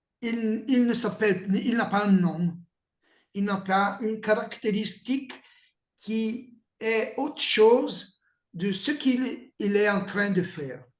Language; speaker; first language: French; non-native, learner; Italian